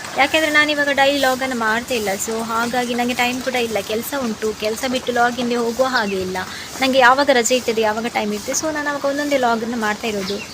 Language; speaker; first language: Kannada; non-native, local second language; Tulu